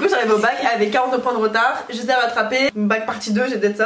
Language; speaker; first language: French; native; French